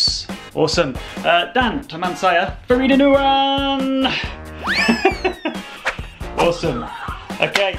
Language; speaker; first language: Indonesian; non-native, learner; English